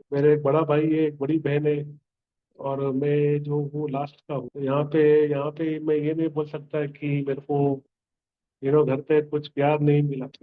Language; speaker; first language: Hindi; native; Hindi